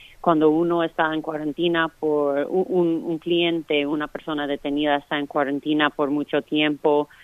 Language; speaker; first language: Spanish; non-native, fluent; English